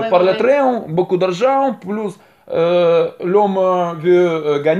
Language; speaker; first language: French; non-native, learner; Russian